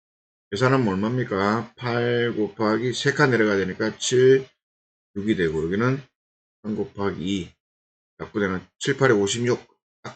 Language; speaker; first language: Korean; native; Korean